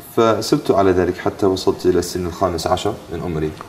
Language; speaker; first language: Arabic; non-native, fluent; English